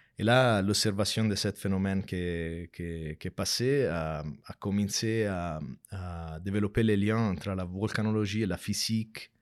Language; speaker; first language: French; non-native, fluent; Italian